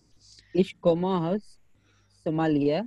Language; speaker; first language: German; non-native, learner; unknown